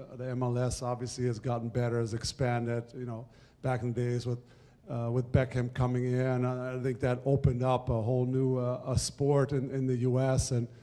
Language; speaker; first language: English; non-native, fluent; German